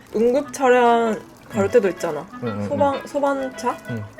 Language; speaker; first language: Korean; non-native, fluent; Japanese